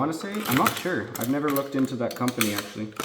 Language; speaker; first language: English; native; English